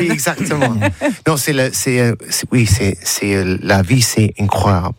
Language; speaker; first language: French; non-native, learner; English